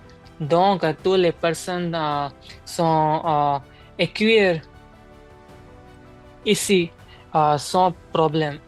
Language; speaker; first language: French; non-native, learner; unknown